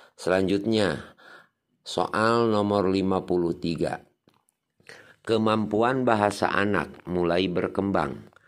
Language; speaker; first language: Indonesian; non-native, local second language; Sundanese